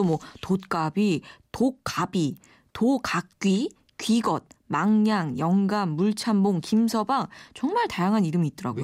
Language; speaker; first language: Korean; native; Korean